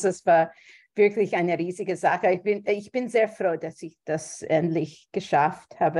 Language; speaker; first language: German; non-native, fluent; English